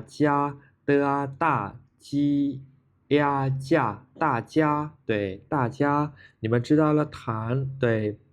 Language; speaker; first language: Chinese; non-native, fluent; Khmer